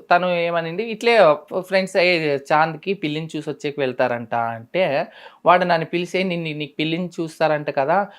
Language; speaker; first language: Telugu; native; Telugu